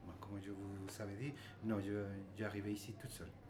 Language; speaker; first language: French; non-native, learner; Spanish